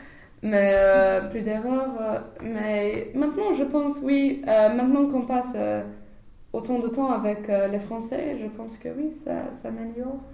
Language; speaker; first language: French; non-native, fluent; English